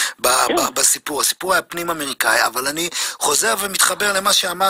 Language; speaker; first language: Hebrew; native; Hebrew